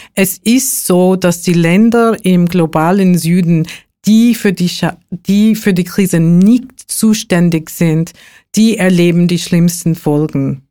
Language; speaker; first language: German; non-native, fluent; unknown